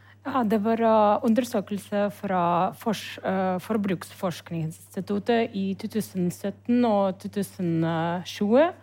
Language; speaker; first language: Norwegian; non-native, learner; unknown